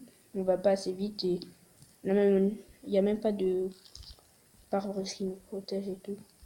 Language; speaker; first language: French; native; French